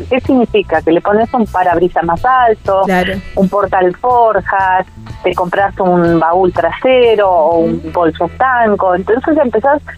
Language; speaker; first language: Spanish; native; Spanish